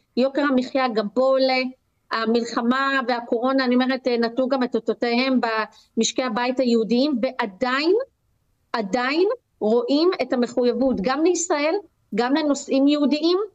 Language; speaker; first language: Hebrew; native; Hebrew